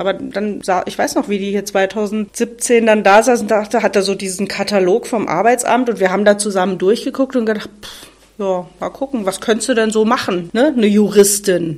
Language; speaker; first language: German; native; German